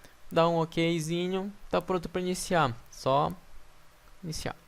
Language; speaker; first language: Portuguese; native; Portuguese